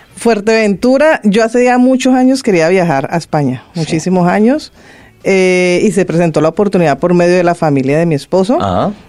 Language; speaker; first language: Spanish; native; Spanish